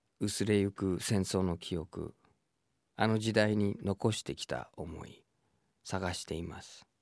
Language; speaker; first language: Japanese; non-native, fluent; English